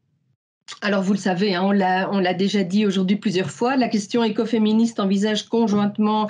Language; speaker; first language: French; native; French